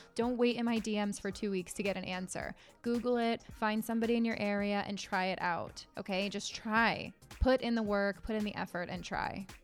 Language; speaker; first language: English; native; English